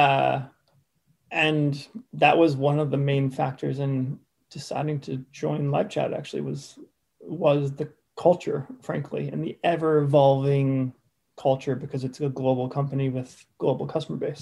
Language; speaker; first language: English; native; English